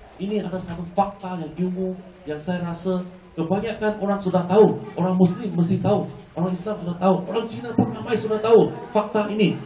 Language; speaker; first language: Malay; non-native, local second language; Chinese